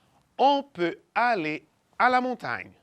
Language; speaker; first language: French; non-native, fluent; Spanish